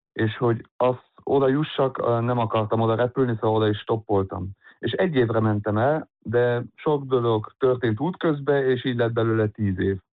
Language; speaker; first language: Hungarian; early bilingual, heritage; Hungarian